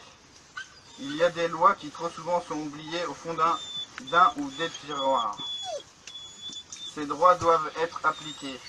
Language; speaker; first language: French; native; French